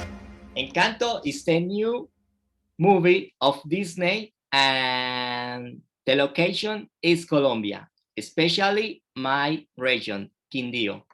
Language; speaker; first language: English; non-native, fluent; Spanish